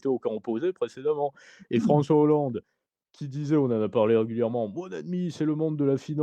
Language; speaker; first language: French; native; French